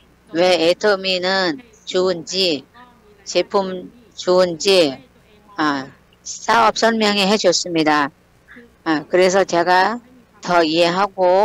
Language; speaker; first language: Korean; non-native, learner; Thai